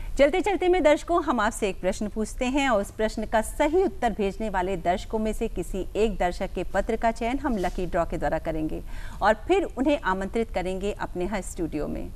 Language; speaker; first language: Hindi; native; Hindi